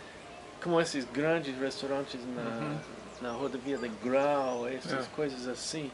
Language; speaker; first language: Portuguese; non-native, fluent; English